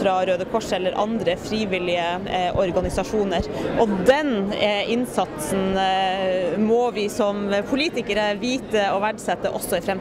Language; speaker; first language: Norwegian; native; Norwegian